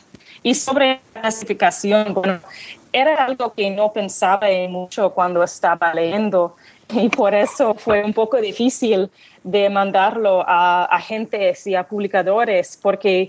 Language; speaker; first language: Spanish; non-native, learner; English